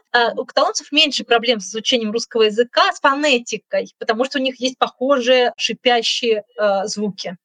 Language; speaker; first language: Russian; native; Russian